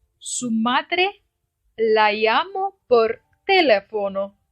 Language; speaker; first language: Spanish; non-native, fluent; Turkish